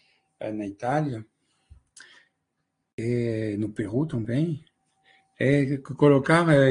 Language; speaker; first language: Portuguese; non-native, fluent; French